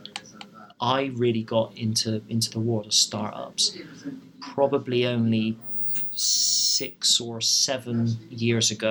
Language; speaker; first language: English; native; English